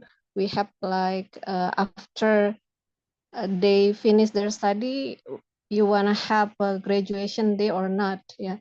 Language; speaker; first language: English; non-native, local second language; Indonesian